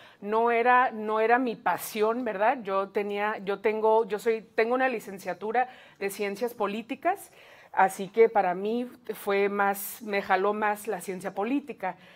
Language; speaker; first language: Spanish; early bilingual, heritage; Spanish